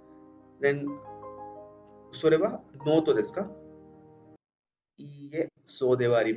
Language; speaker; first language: Japanese; non-native, fluent; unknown